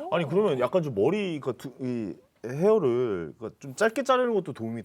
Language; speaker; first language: Korean; native; Korean